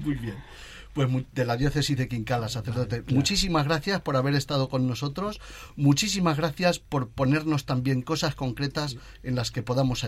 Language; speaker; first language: Spanish; native; Spanish